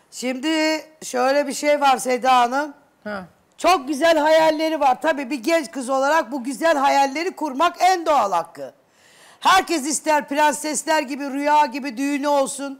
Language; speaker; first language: Turkish; native; Turkish